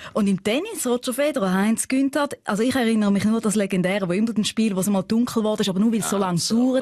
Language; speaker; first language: German; native; German